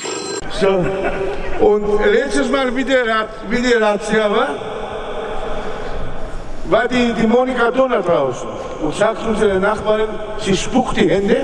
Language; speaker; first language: German; non-native, fluent; Greek